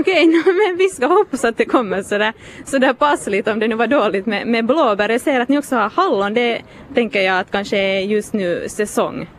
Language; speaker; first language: Swedish; native; Swedish